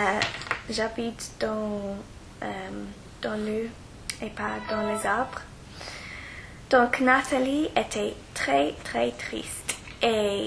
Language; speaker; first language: French; non-native, learner; English